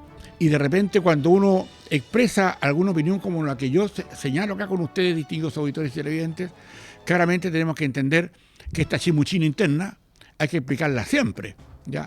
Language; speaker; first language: Spanish; native; Spanish